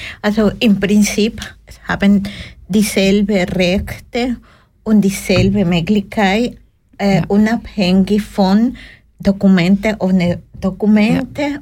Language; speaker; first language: German; non-native, learner; Spanish